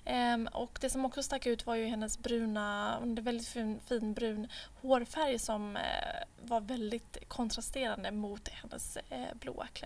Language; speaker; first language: Swedish; native; Swedish